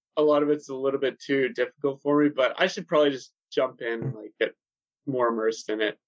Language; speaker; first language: English; native; English